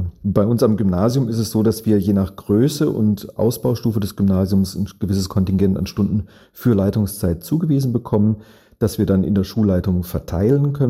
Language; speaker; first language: German; native; German